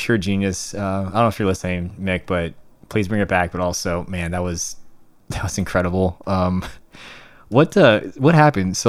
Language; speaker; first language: English; native; English